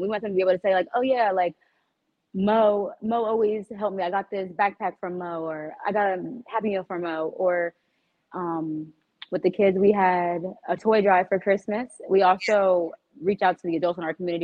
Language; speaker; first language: English; native; English